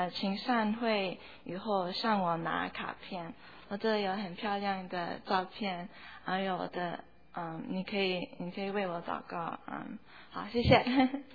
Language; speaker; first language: Chinese; early bilingual, heritage; Chinese